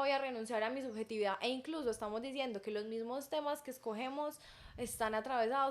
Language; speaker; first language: Spanish; native; Spanish